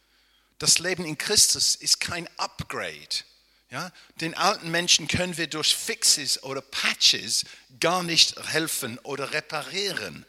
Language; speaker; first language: German; non-native, fluent; English